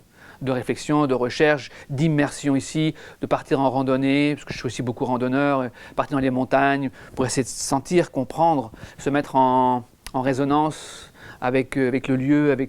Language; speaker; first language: French; native; French